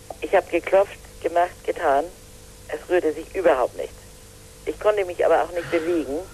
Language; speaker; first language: German; native; German